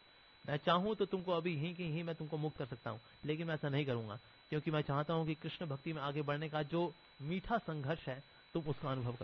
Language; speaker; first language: Hindi; native; Hindi